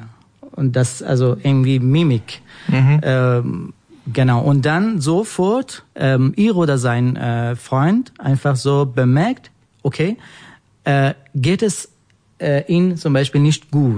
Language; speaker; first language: German; non-native, fluent; Persian